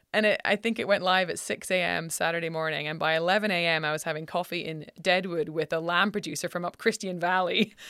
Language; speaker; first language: English; native; English